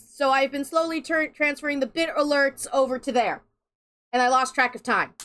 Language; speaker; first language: English; native; English